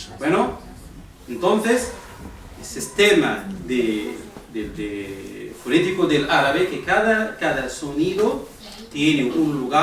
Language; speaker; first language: Spanish; non-native, fluent; Arabic